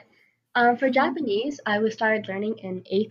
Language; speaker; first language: English; native; English